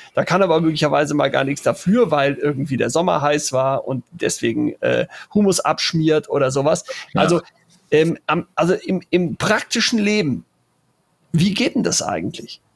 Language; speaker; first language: German; native; German